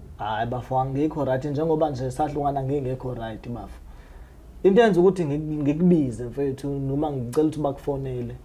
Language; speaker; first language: Zulu; non-native, local second language; Xhosa